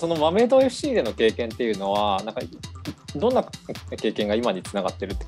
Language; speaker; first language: Japanese; native; Japanese